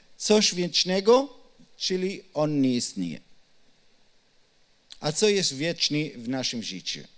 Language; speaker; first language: Polish; non-native, learner; Hebrew